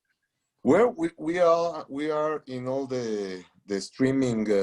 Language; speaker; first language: English; non-native, learner; Spanish